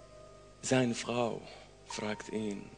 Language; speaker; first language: German; non-native, learner; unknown